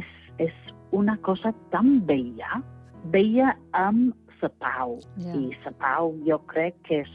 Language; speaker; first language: Catalan; non-native, fluent; English